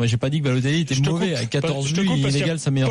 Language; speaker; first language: French; native; French